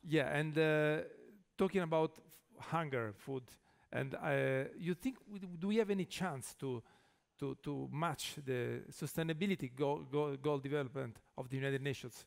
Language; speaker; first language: English; non-native, fluent; Italian